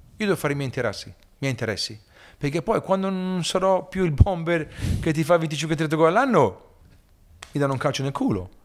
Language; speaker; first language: Italian; early bilingual, heritage; Italian